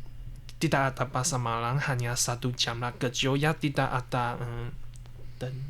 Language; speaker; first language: Indonesian; non-native, learner; Chinese